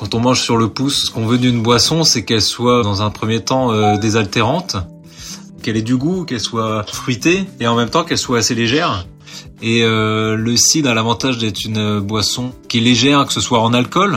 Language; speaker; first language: French; native; French